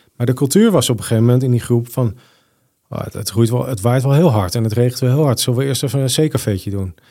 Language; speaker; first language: Dutch; native; Dutch